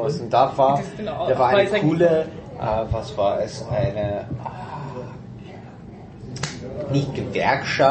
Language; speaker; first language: German; non-native, fluent; English